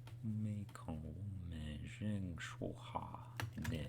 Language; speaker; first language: Chinese; non-native, learner; English